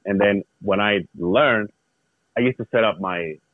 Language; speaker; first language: English; non-native, fluent; Spanish